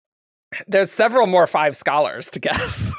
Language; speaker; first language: English; native; English